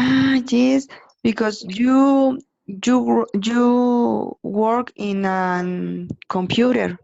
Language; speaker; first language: English; non-native, learner; Spanish